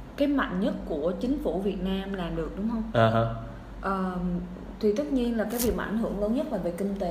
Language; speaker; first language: Vietnamese; native; Vietnamese